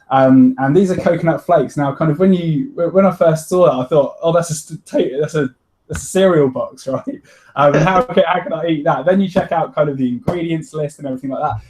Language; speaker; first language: English; native; English